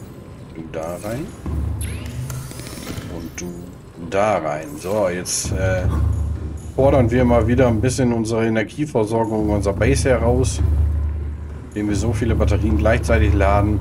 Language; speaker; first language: German; native; German